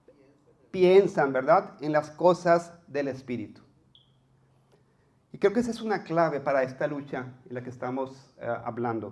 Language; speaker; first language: Spanish; native; Spanish